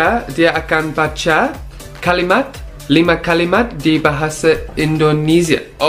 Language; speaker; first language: Indonesian; non-native, learner; English